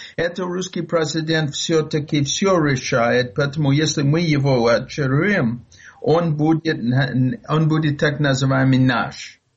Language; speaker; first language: Russian; non-native, fluent; English